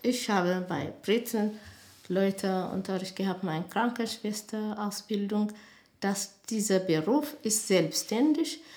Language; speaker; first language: German; non-native, learner; Amharic